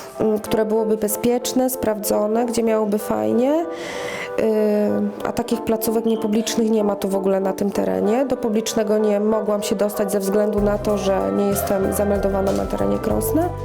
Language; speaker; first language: Polish; native; Polish